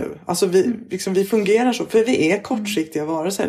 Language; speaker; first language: Swedish; native; Swedish